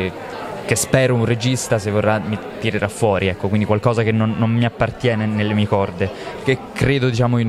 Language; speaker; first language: Italian; native; Italian